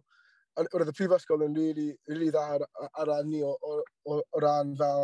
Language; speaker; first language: Welsh; non-native, local second language; English